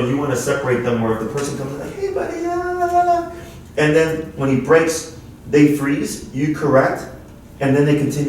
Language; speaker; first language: English; native; English